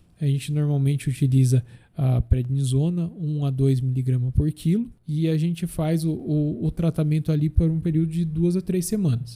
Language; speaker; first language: Portuguese; native; Portuguese